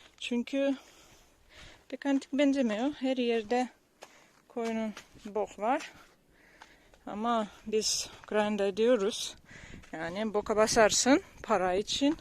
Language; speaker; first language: Turkish; non-native, learner; Russian